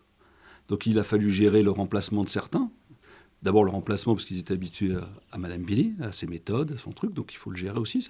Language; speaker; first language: French; native; French